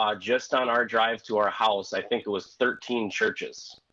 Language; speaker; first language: English; native; English